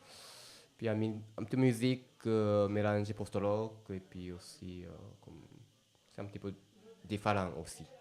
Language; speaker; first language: French; non-native, learner; Japanese